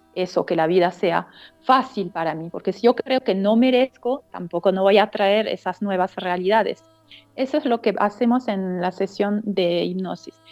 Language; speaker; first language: Spanish; non-native, fluent; French